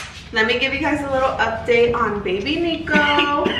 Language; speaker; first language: English; early bilingual, other home language; Spanish